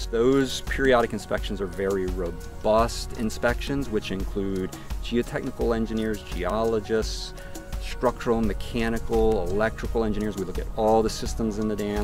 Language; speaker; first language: English; native; English